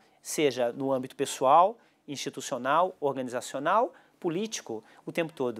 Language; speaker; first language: Portuguese; native; Portuguese